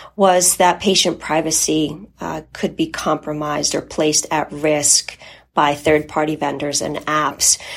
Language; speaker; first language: English; early bilingual, other home language; Polish